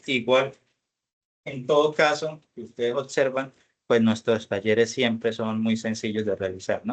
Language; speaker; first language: Spanish; native; Spanish